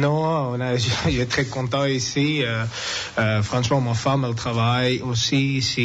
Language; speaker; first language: French; non-native, learner; English